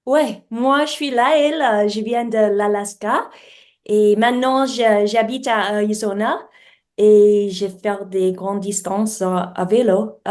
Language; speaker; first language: French; non-native, learner; English